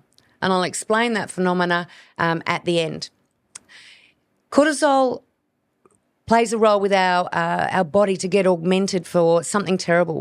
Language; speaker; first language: English; native; English